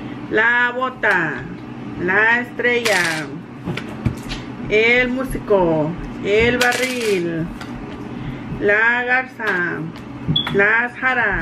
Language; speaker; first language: Spanish; early bilingual, heritage; Spanish